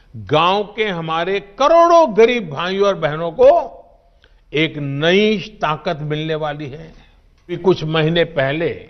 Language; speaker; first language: Hindi; non-native, local second language; Gujarati